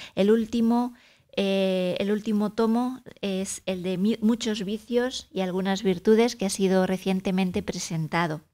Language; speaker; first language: Spanish; native; Spanish